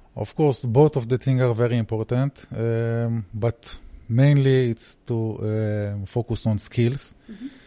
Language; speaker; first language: English; early bilingual, heritage; Hebrew